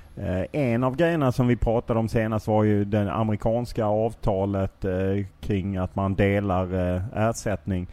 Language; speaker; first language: Swedish; native; Swedish